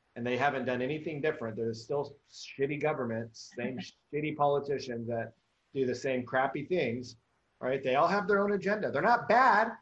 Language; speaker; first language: English; native; English